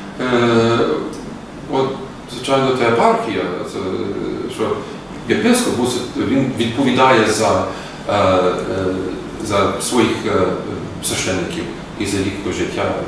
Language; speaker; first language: Ukrainian; early bilingual, heritage; Ukrainian